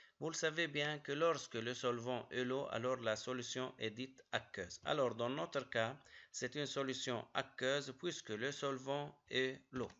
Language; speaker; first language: French; non-native, local second language; Arabic